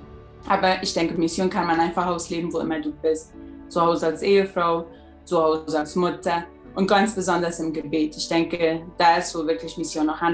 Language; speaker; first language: German; early bilingual, heritage; German